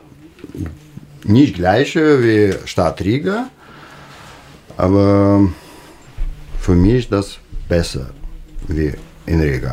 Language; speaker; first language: German; non-native, learner; Russian